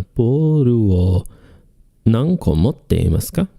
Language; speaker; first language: Japanese; non-native, learner; English